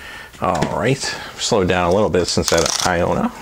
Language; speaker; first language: English; native; English